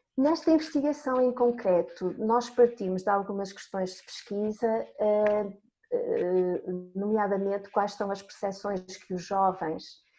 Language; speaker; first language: Portuguese; native; Portuguese